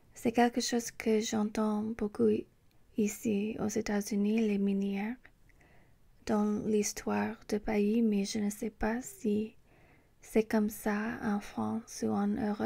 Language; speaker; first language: French; non-native, learner; English